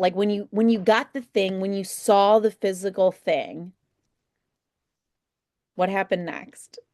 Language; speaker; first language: English; native; English